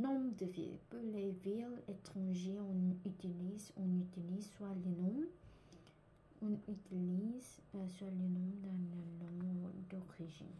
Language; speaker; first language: French; non-native, learner; Korean